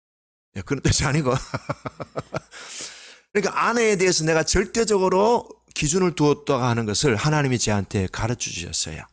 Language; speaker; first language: Korean; native; Korean